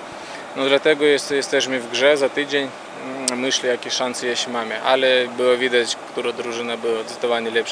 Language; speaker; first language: Polish; non-native, fluent; Latvian